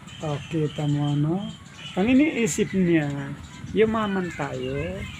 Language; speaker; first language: Filipino; non-native, local second language; Iloko